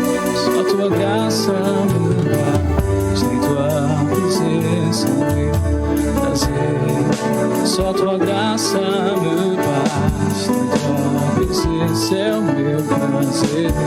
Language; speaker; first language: Portuguese; native; Portuguese